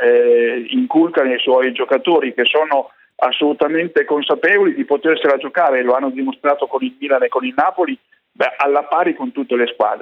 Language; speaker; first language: Italian; native; Italian